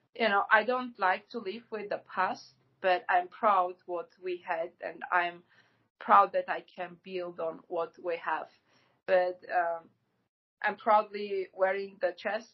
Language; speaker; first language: English; non-native, fluent; Armenian